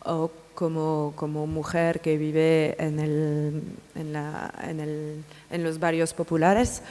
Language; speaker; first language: Spanish; non-native, learner; French